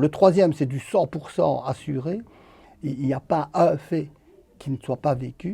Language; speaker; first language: French; native; French